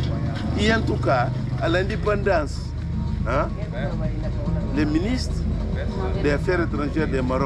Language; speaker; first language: French; non-native, learner; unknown